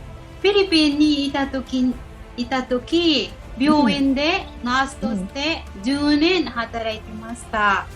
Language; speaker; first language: Japanese; non-native, local second language; Filipino